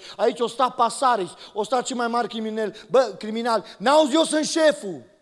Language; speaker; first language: Romanian; native; Romanian